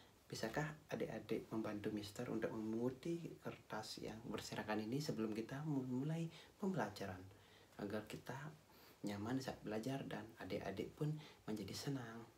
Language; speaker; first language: Indonesian; non-native, local second language; Balinese